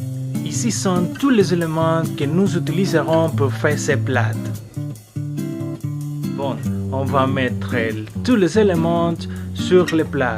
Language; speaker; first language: French; non-native, learner; Spanish